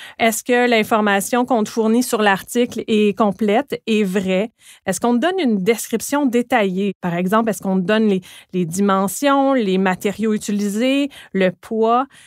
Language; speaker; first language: French; native; French